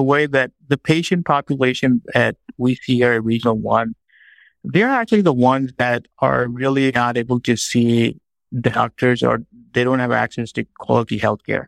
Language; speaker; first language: English; non-native, local second language; Urdu